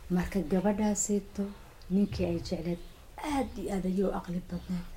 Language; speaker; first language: French; non-native, learner; Somali